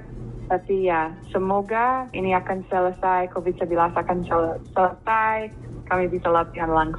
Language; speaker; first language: Indonesian; non-native, fluent; English